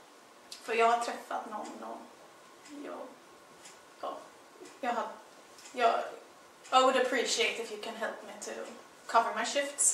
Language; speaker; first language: Swedish; non-native, fluent; English